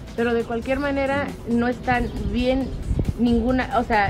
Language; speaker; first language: Spanish; early bilingual, heritage; Spanish